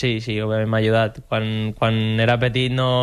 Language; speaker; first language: Catalan; non-native, local second language; Spanish